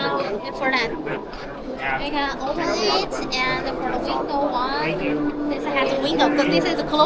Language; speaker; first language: English; non-native, learner; Chinese